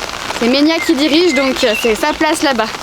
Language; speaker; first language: French; native; French